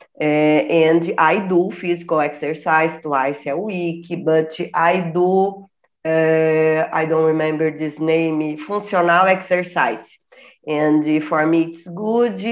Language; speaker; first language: English; non-native, learner; Portuguese